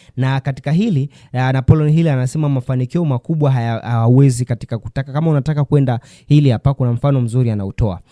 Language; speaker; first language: Swahili; native; Swahili